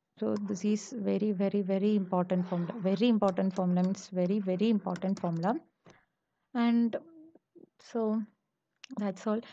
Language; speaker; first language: English; non-native, local second language; Malayalam